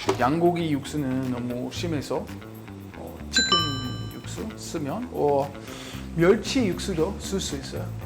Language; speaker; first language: Korean; non-native, learner; English